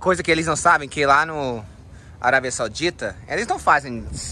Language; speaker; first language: Portuguese; non-native, learner; English